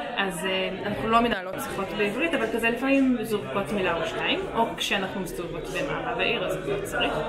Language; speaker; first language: Hebrew; non-native, local second language; Arabic